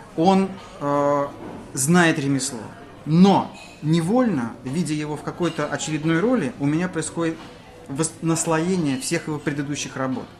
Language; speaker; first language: Russian; native; Russian